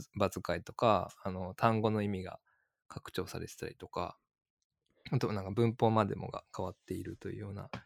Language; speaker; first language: Japanese; native; Japanese